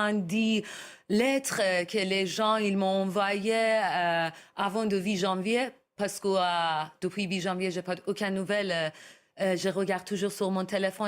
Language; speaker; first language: French; non-native, learner; Persian